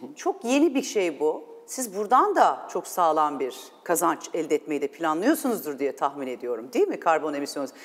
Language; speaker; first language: Turkish; native; Turkish